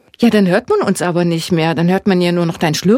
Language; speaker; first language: German; native; German